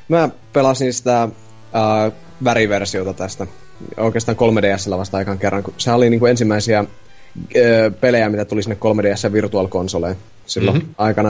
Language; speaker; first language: Finnish; native; Finnish